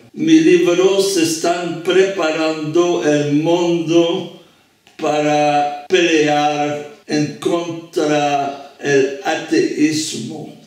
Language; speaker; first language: Spanish; non-native, fluent; French